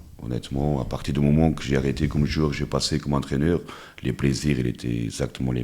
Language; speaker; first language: French; non-native, fluent; Portuguese